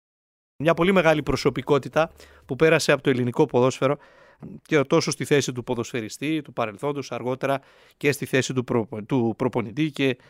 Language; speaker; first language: Greek; native; Greek